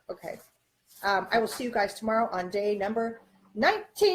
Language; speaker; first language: English; native; English